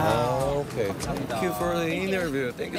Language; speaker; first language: English; non-native, learner; Korean